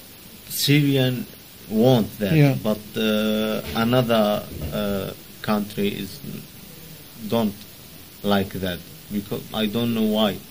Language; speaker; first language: English; non-native, learner; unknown